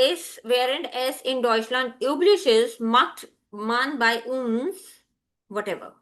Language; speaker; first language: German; non-native, fluent; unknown